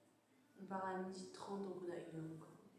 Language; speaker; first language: French; native; French